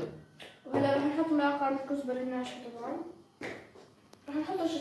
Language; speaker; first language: Arabic; native; Arabic